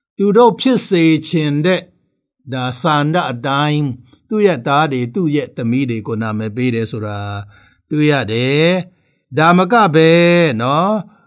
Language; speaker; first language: Burmese; non-native, local second language; Tedim Chin